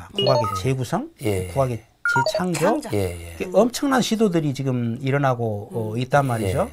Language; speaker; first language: Korean; native; Korean